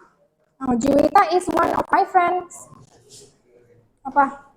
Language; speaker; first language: English; non-native, fluent; Indonesian